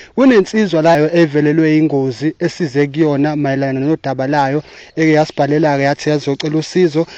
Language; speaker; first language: Zulu; native; Zulu